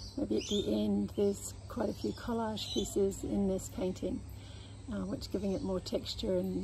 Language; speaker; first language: English; native; English